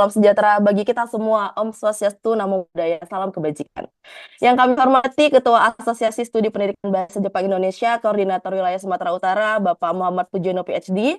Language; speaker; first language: Indonesian; native; Indonesian